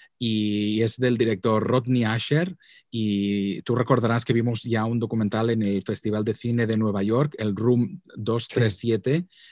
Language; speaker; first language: Spanish; non-native, local second language; Catalan